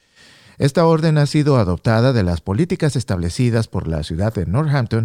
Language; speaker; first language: Spanish; native; Spanish